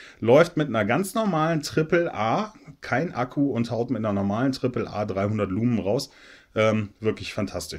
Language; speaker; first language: German; native; German